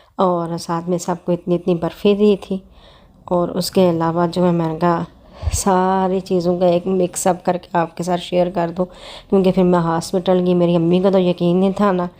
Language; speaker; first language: Urdu; non-native, local second language; Punjabi